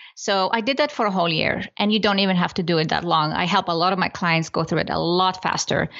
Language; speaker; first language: English; non-native, fluent; Icelandic